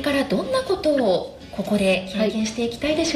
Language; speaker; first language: Japanese; native; Japanese